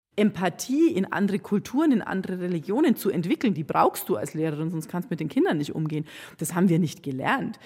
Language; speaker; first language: German; native; German